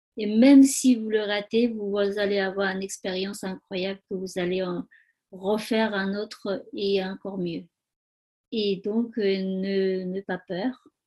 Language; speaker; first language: French; non-native, learner; Tibetan